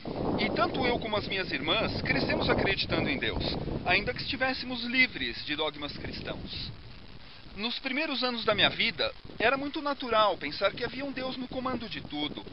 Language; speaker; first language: Portuguese; native; Portuguese